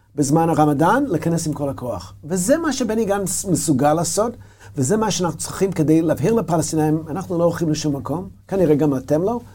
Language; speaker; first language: Hebrew; non-native, fluent; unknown